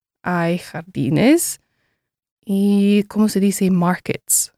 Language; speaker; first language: Spanish; non-native, learner; English